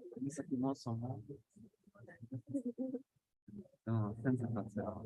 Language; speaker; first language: Japanese; non-native, learner; German